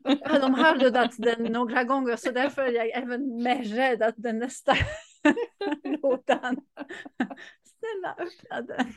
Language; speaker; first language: Swedish; non-native, fluent; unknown